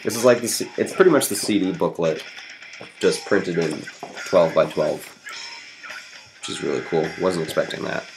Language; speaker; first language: English; native; English